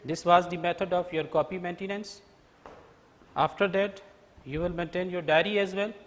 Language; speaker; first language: English; non-native, local second language; Urdu